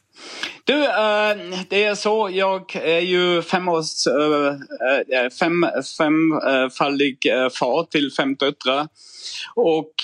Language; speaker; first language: Swedish; non-native, fluent; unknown